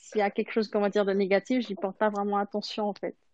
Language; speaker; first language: French; non-native, local second language; Malagasy